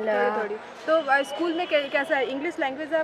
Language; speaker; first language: Hindi; native; Hindi